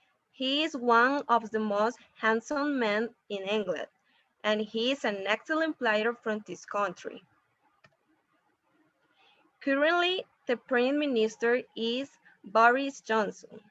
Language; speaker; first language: English; non-native, learner; Spanish